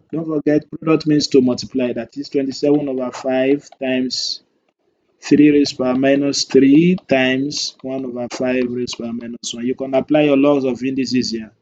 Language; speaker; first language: English; non-native, local second language; Yoruba